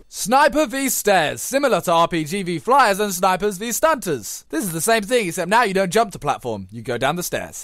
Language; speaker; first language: English; native; English